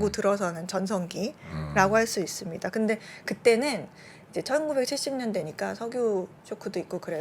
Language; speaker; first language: Korean; native; Korean